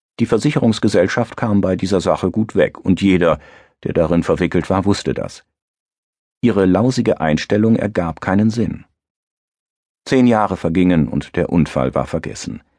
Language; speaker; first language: German; native; German